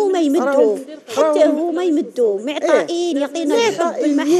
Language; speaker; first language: Arabic; native; Arabic